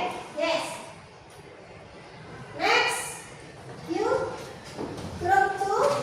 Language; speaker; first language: English; non-native, learner; Indonesian